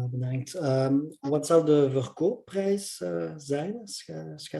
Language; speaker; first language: Dutch; non-native, local second language; French